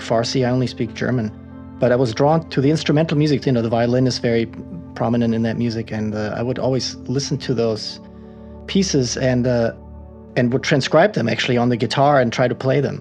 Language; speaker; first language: English; non-native, fluent; German